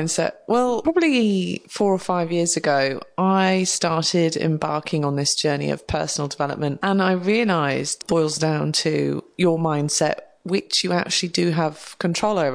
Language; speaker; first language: English; native; English